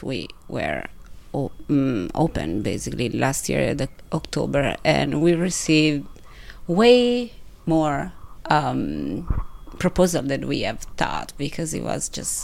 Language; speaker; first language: English; non-native, fluent; Italian